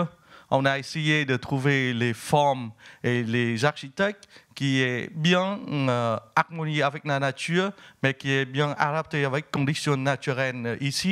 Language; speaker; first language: French; non-native, fluent; Vietnamese